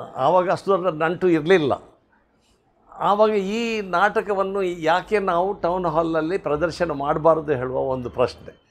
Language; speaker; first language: Kannada; non-native, local second language; Tulu